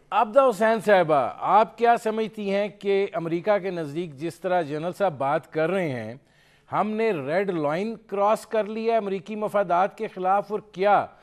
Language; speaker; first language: Urdu; native; Urdu